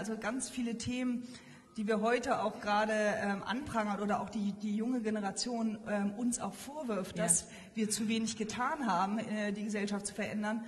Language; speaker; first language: German; native; German